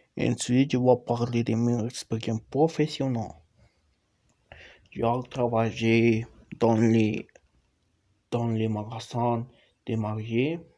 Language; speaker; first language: French; non-native, learner; Portuguese